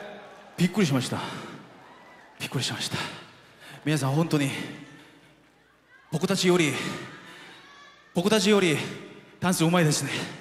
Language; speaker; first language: Japanese; non-native, fluent; Korean